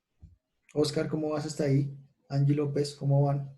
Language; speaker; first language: Spanish; native; Spanish